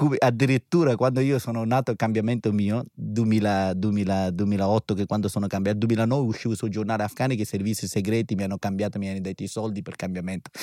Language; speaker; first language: Italian; non-native, fluent; Persian